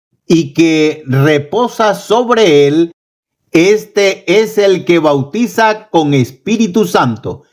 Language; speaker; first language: Spanish; native; Spanish